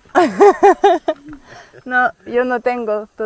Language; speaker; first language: Spanish; non-native, fluent; French